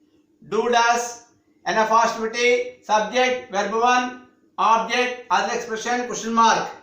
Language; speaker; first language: English; non-native, local second language; Telugu